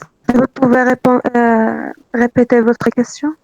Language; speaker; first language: French; non-native, learner; Arabic